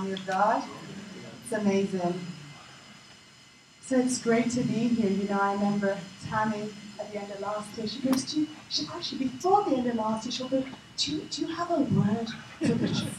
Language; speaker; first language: English; native; English